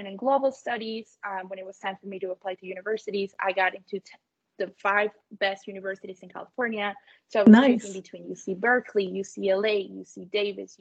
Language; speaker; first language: English; non-native, fluent; Spanish